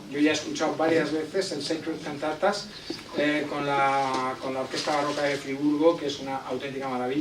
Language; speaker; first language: Spanish; native; Spanish